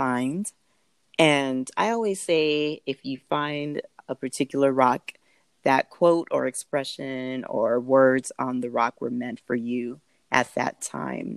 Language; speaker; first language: English; native; English